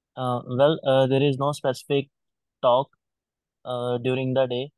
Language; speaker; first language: English; non-native, local second language; Punjabi